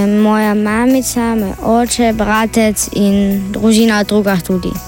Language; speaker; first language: Slovenian; non-native, local second language; German